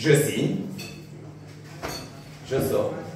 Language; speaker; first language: French; non-native, local second language; Rundi